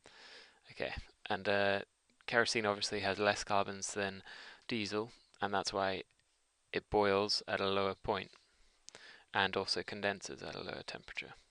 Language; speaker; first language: English; native; English